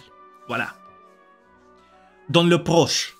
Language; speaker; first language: French; non-native, learner; Russian